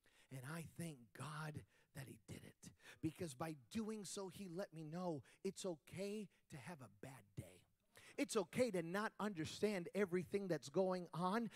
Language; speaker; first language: English; early bilingual, other home language; Spanish